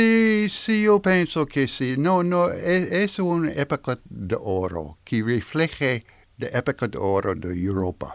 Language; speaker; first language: Spanish; non-native, learner; French